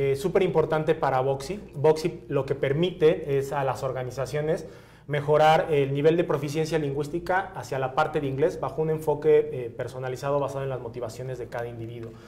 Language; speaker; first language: Spanish; native; Spanish